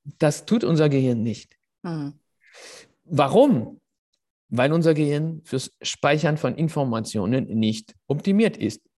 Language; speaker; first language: German; non-native, fluent; French